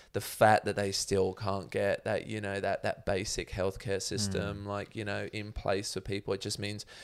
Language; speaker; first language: English; native; English